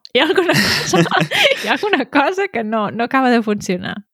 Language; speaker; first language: Catalan; native; Catalan